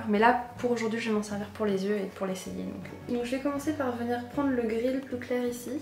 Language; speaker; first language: French; native; French